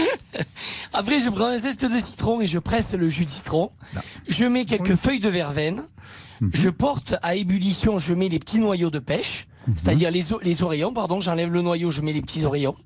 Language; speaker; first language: French; native; French